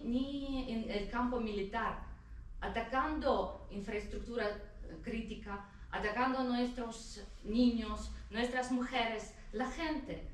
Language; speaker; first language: Spanish; non-native, fluent; Ukrainian